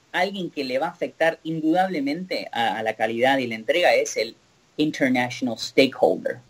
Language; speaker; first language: Spanish; native; Spanish